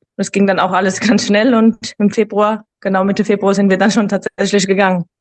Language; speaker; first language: German; native; German